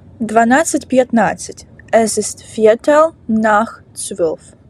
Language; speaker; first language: German; non-native, fluent; Ukrainian